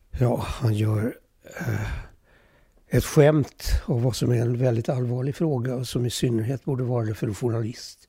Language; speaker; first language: Swedish; early bilingual, other home language; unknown